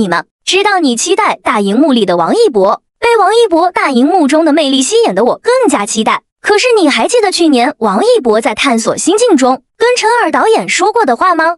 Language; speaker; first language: Chinese; native; Chinese